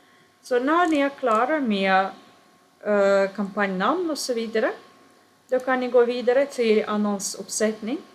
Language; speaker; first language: Swedish; non-native, fluent; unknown